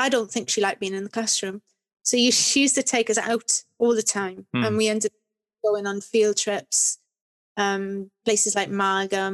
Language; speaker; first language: English; native; English